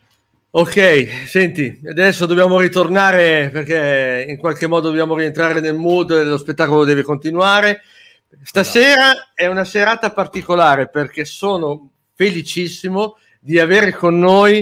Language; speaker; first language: Italian; native; Italian